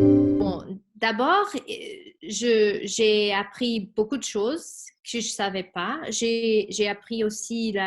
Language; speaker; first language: French; non-native, fluent; Spanish